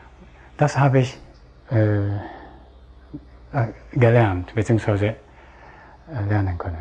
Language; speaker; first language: German; non-native, fluent; Japanese